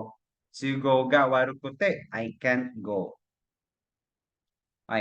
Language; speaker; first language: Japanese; non-native, fluent; Cebuano